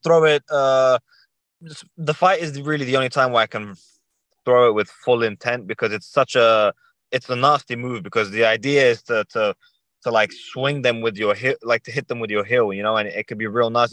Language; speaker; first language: English; native; English